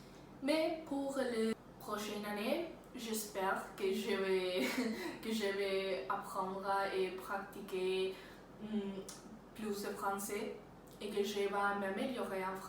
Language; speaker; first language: French; non-native, learner; Spanish